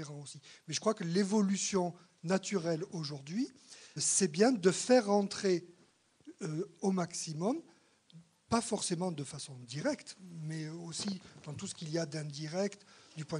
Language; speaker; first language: French; native; French